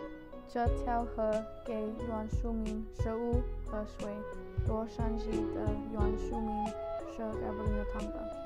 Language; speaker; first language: Chinese; non-native, learner; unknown